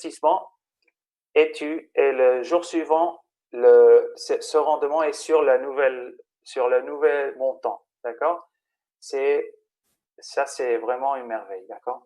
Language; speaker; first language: French; non-native, fluent; Spanish